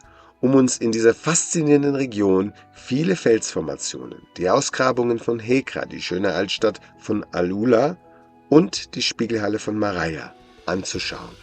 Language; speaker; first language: German; native; German